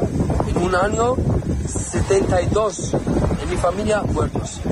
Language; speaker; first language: Spanish; non-native, learner; Arabic